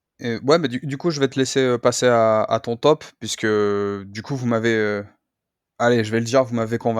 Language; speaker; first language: French; native; French